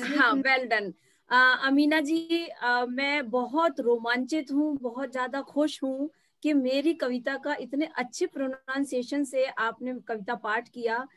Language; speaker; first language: Hindi; native; Hindi